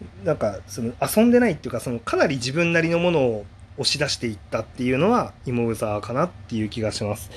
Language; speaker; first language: Japanese; native; Japanese